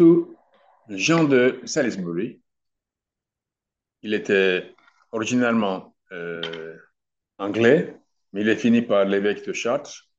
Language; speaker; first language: French; non-native, fluent; Turkish